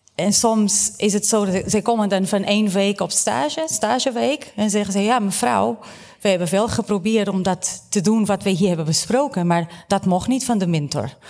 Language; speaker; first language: Dutch; non-native, fluent; Portuguese